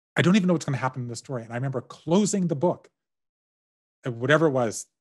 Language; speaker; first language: English; native; English